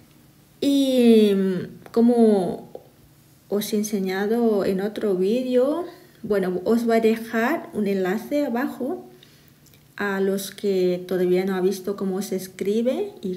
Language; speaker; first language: Spanish; non-native, fluent; Thai